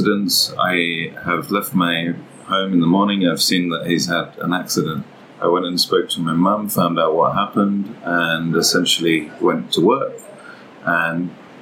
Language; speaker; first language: English; native; English